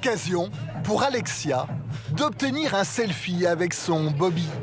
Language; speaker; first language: French; native; French